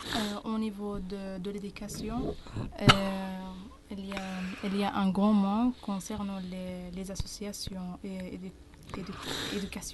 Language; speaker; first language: French; non-native, learner; Arabic